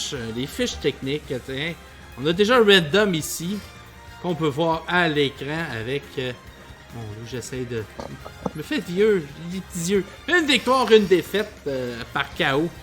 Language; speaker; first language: French; native; French